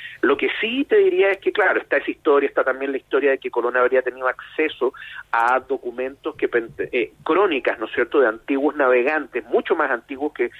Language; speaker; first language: Spanish; native; Spanish